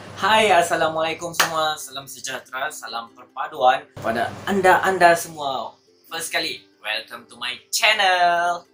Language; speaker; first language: Malay; native; Malay